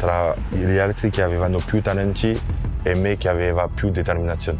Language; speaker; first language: Italian; non-native, fluent; French